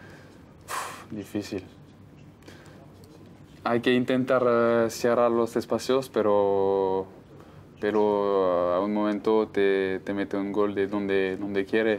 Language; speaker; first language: Spanish; non-native, fluent; French